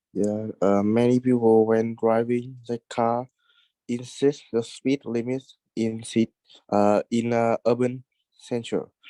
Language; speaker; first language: English; non-native, learner; Vietnamese